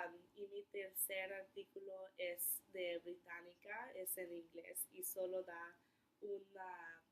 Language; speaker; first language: Spanish; non-native, learner; English